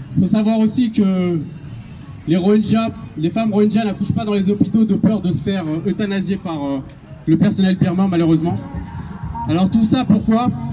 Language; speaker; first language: French; native; French